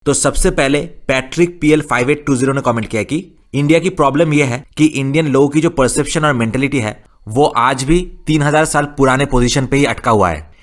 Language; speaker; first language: Hindi; non-native, local second language; Bangla